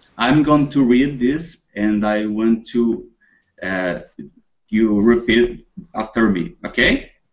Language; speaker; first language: English; non-native, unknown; Portuguese